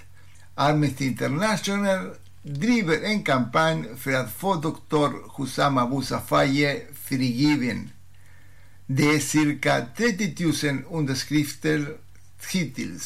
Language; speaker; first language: Swedish; non-native, fluent; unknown